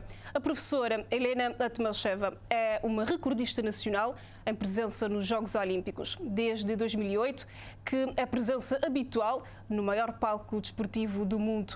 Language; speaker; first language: Portuguese; non-native, local second language; Kabuverdianu